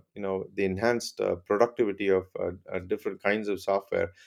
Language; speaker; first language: English; non-native, local second language; Tamil